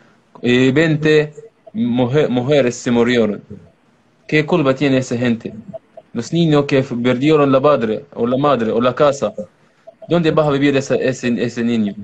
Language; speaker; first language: Spanish; non-native, learner; Arabic